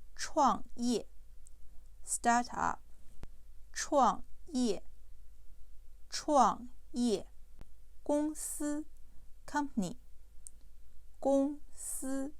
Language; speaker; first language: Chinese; non-native, fluent; Urdu